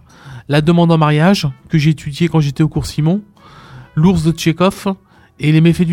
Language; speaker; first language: French; native; French